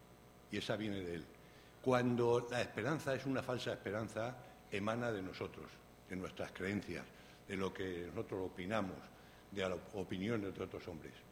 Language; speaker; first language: Spanish; native; Spanish